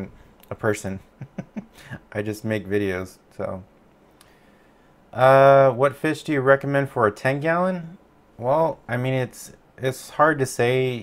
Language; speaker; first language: English; native; English